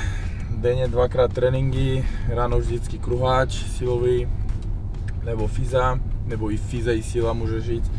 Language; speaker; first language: Czech; non-native, fluent; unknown